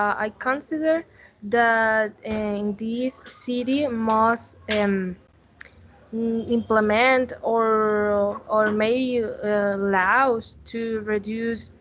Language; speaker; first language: English; non-native, learner; Spanish